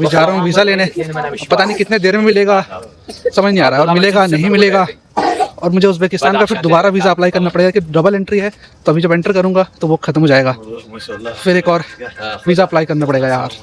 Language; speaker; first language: Hindi; native; Hindi